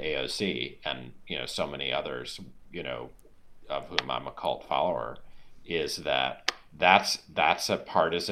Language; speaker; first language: English; native; English